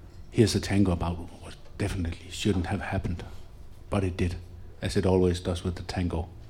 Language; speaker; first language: English; non-native, fluent; Danish